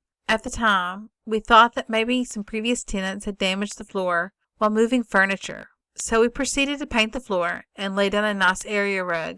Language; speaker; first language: English; native; English